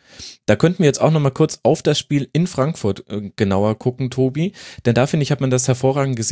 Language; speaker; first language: German; native; German